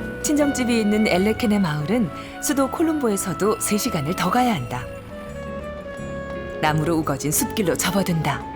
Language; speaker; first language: Korean; native; Korean